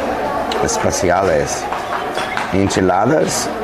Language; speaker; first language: Spanish; non-native, learner; English